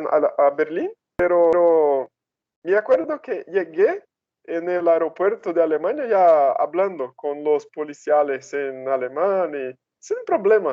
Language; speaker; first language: Spanish; non-native, fluent; Portuguese